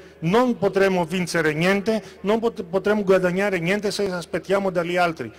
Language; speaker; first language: Italian; non-native, fluent; Greek